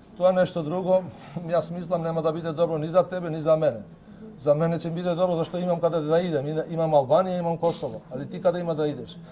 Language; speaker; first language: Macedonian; non-native, local second language; Albanian